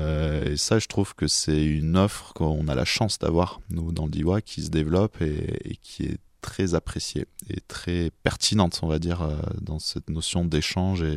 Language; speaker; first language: French; native; French